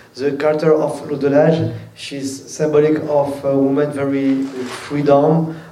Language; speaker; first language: English; non-native, learner; French